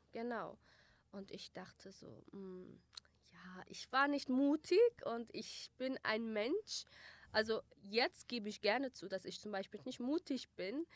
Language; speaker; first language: German; early bilingual, other home language; Kurdish